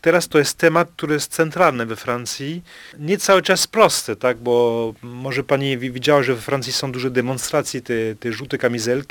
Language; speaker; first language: Polish; non-native, fluent; French